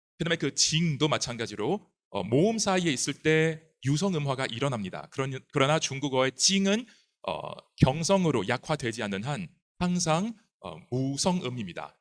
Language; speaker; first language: Korean; non-native, fluent; Chinese